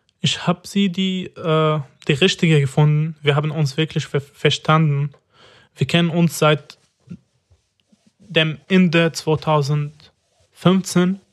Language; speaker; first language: German; non-native, fluent; Arabic